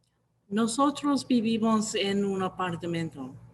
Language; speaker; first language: Spanish; non-native, learner; English